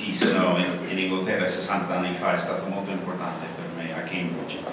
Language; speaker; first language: Italian; non-native, learner; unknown